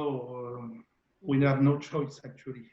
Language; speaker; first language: English; non-native, learner; French